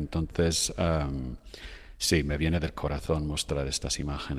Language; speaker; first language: Spanish; non-native, fluent; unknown